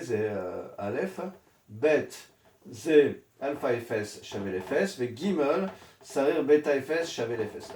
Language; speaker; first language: Hebrew; non-native, fluent; French